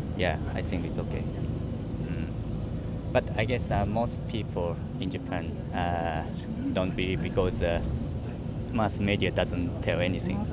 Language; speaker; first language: English; non-native, learner; Japanese